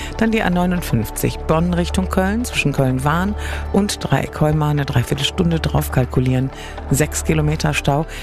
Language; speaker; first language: German; native; German